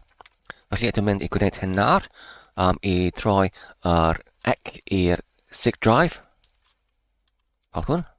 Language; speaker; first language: Welsh; non-native, learner; English